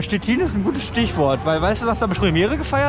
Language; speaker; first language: German; native; German